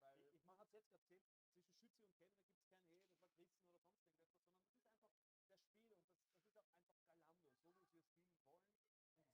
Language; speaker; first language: German; native; German